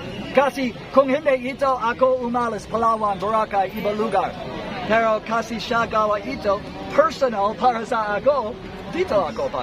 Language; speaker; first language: Filipino; non-native, learner; English